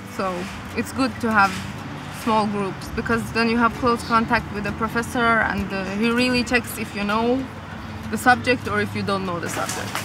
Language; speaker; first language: English; non-native, fluent; Swedish